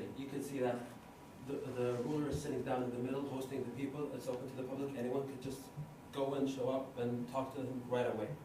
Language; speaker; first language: English; non-native, fluent; Arabic